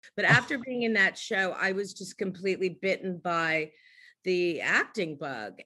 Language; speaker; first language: English; native; English